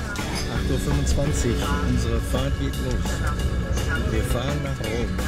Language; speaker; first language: German; native; German